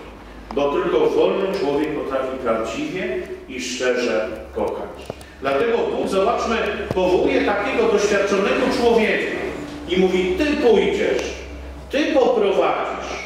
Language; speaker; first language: Polish; native; Polish